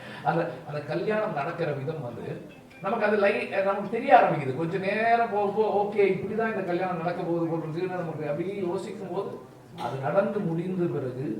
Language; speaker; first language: Tamil; native; Tamil